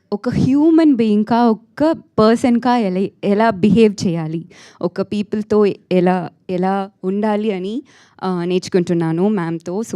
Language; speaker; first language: Telugu; non-native, fluent; Tamil